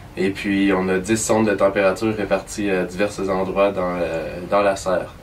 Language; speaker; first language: French; native; French